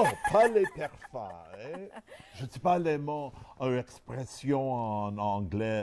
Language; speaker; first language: French; non-native, learner; English